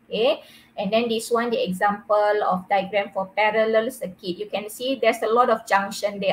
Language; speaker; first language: English; non-native, local second language; Malay